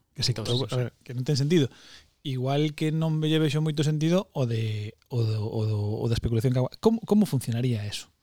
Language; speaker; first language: Galician; non-native, local second language; Spanish